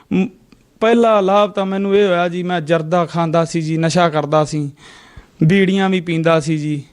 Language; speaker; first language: Hindi; non-native, local second language; Punjabi